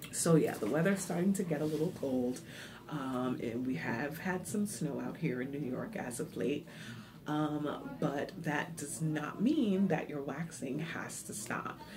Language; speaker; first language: English; native; English